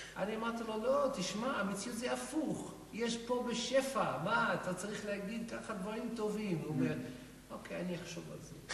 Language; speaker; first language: Hebrew; non-native, fluent; English